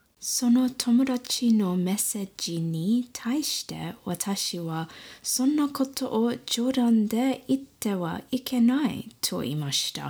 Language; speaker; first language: Japanese; non-native, learner; English